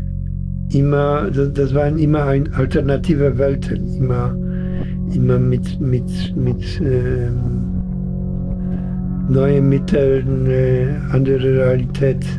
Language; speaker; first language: German; non-native, fluent; Polish